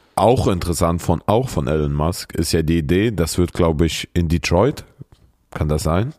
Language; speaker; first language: German; early bilingual, other home language; Russian